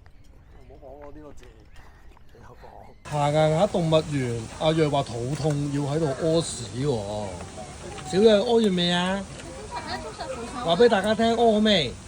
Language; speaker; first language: Cantonese; native; Cantonese